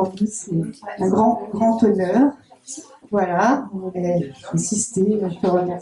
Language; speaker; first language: French; native; French